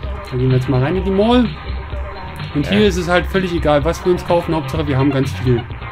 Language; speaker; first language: German; native; German